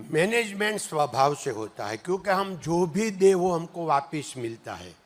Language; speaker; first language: Hindi; non-native, local second language; Gujarati